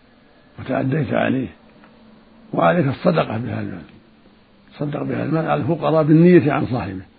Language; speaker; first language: Arabic; native; Arabic